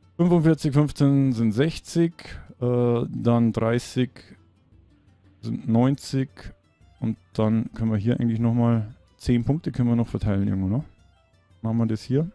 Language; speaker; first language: German; native; German